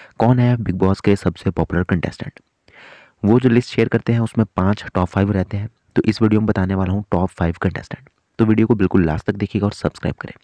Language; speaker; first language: Hindi; native; Hindi